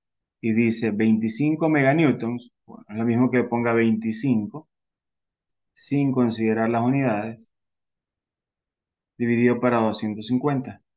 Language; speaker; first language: Spanish; native; Spanish